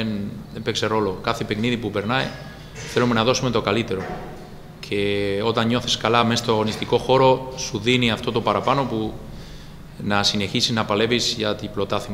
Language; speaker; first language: Greek; non-native, fluent; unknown